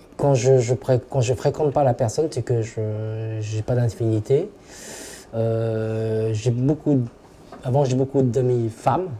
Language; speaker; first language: French; non-native, fluent; Vietnamese